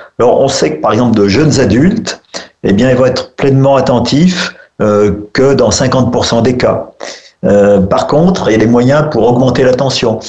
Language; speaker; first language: French; native; French